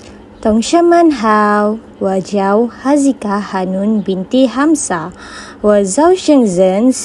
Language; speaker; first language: Chinese; non-native, learner; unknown